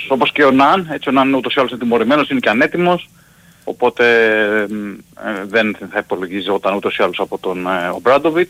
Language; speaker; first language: Greek; native; Greek